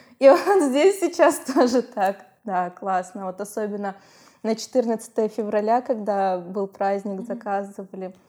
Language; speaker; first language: Russian; native; Russian